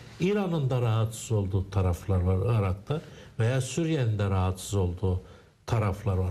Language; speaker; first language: Turkish; native; Turkish